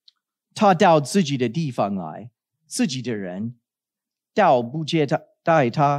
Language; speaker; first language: Chinese; non-native, fluent; English